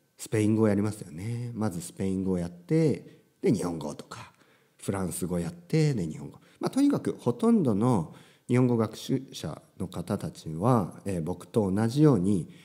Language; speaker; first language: Japanese; native; Japanese